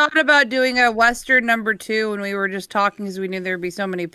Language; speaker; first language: English; native; English